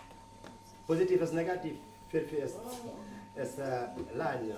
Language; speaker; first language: Hungarian; non-native, fluent; Wolof